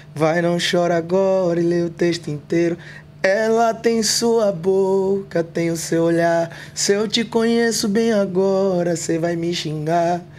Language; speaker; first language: Portuguese; native; Portuguese